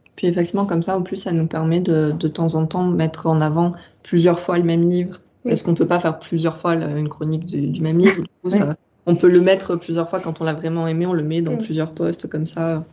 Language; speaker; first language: French; native; French